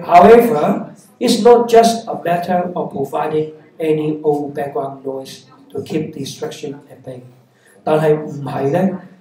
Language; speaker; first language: English; non-native, local second language; Cantonese